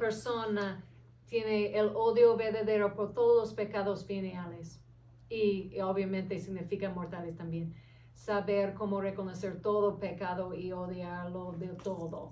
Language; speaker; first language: Spanish; non-native, fluent; English